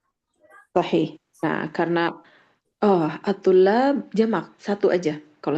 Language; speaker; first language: Indonesian; native; Indonesian